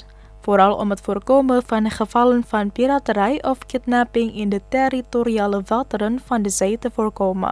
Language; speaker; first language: Dutch; non-native, fluent; Indonesian